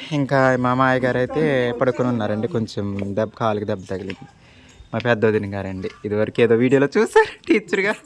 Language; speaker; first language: Telugu; native; Telugu